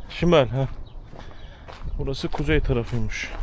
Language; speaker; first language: Turkish; native; Turkish